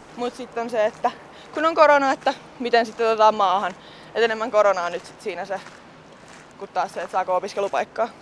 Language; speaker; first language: Finnish; native; Finnish